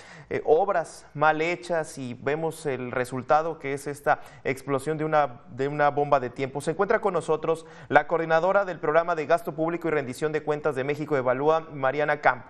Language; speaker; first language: Spanish; native; Spanish